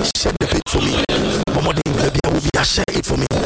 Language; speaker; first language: English; non-native, local second language; Akan